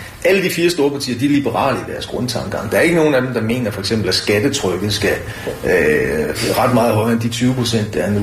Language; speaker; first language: Danish; native; Danish